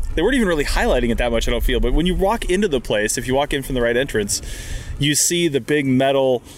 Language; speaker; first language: English; native; English